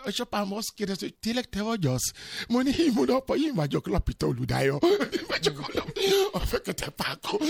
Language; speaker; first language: Hungarian; non-native, learner; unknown